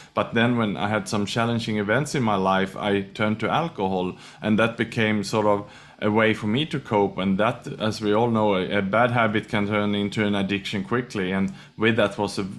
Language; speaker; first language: English; non-native, fluent; Swedish